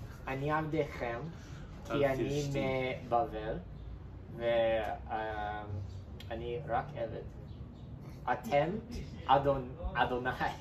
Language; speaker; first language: Hebrew; non-native, learner; English